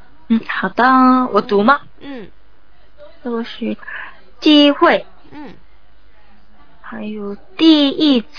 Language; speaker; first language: Chinese; non-native, learner; Korean